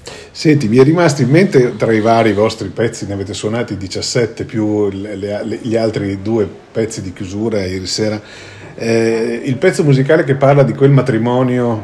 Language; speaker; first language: Italian; native; Italian